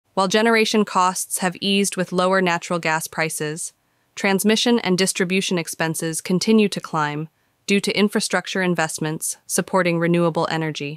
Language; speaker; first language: English; native; English